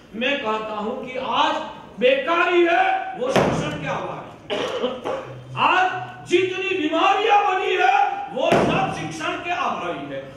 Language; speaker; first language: Hindi; non-native, local second language; Gujarati